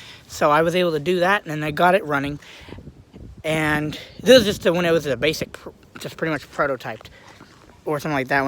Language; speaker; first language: English; native; English